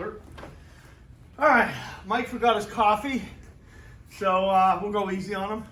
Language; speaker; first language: English; native; English